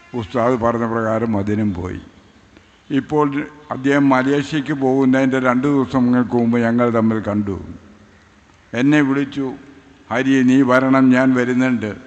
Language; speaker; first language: Malayalam; native; Malayalam